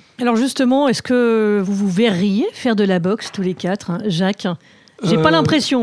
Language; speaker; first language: French; native; French